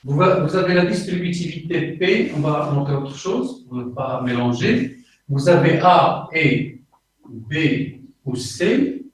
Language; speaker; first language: French; non-native, local second language; Arabic